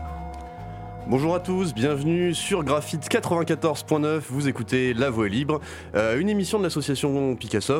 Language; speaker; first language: French; native; French